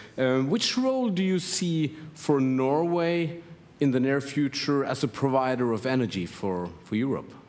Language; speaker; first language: English; non-native, fluent; Norwegian